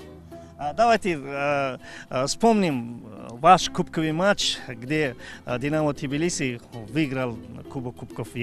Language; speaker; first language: Russian; non-native, local second language; Tajik